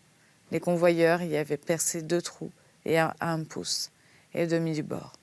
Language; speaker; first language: French; native; French